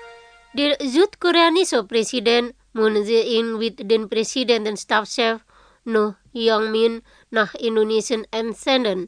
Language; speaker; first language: German; non-native, fluent; Indonesian